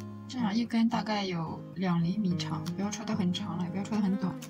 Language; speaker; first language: Chinese; native; Chinese